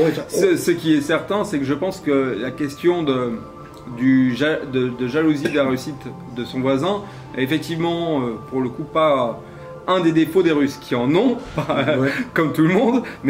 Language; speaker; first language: French; native; French